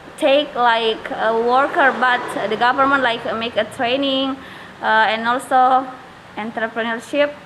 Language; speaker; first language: English; non-native, learner; Indonesian